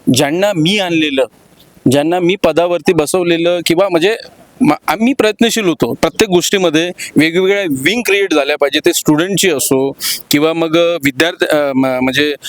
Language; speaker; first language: Marathi; native; Marathi